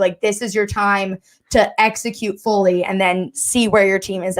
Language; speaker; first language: English; native; English